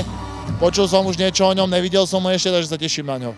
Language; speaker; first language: Slovak; native; Slovak